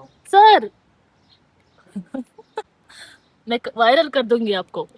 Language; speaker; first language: Hindi; non-native, local second language; Kannada